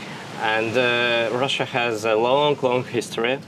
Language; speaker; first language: English; non-native, fluent; Russian